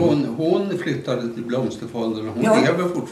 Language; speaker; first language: Swedish; native; Swedish